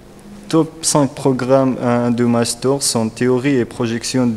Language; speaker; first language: French; non-native, learner; Russian